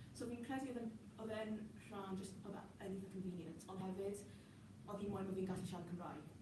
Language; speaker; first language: Welsh; non-native, local second language; English